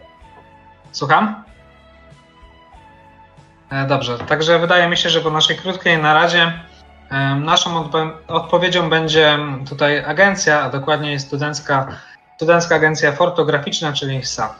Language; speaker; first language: Polish; native; Polish